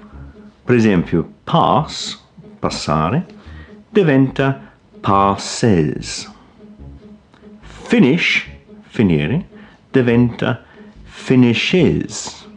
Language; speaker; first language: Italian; non-native, fluent; English